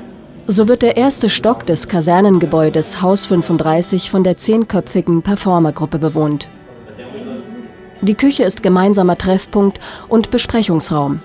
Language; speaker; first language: German; native; German